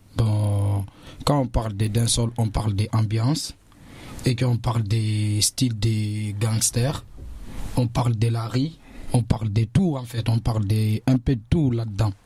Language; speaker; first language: French; non-native, local second language; Susu